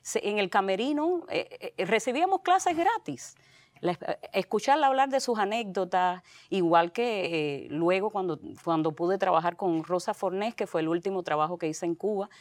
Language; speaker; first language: Spanish; native; Spanish